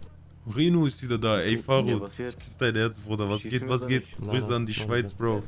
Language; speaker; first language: German; early bilingual, other home language; Turkish